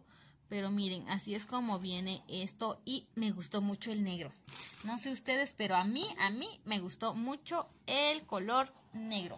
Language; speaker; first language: Spanish; native; Spanish